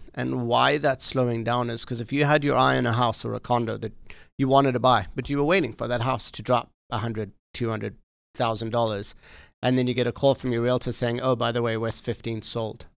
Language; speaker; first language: English; native; English